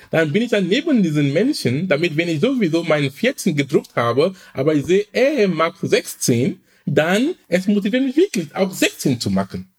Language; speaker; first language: German; non-native, fluent; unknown